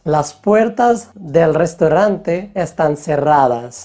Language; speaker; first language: Spanish; non-native, fluent; Hindi